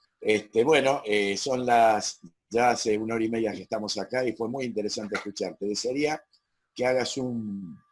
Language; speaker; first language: Spanish; native; Spanish